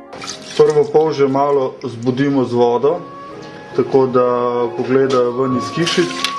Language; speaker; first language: Slovenian; native; Slovenian